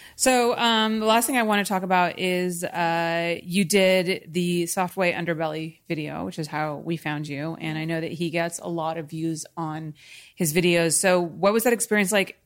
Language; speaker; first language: English; native; English